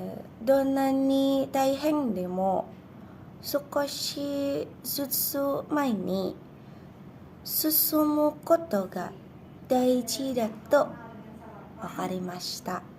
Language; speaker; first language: Japanese; non-native, learner; Indonesian